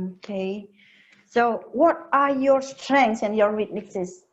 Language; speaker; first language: English; non-native, learner; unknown